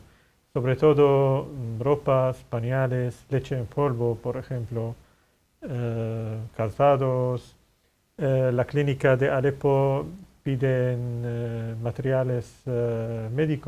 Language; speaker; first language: Spanish; non-native, fluent; Arabic